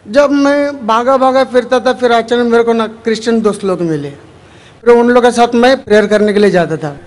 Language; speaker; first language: Hindi; non-native, local second language; Tamil